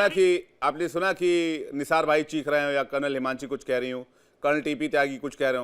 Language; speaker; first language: Hindi; native; Hindi